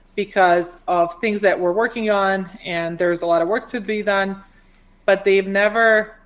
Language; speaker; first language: English; early bilingual, other home language; Croatian